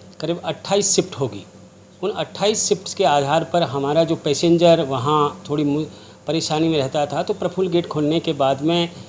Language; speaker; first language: Hindi; native; Hindi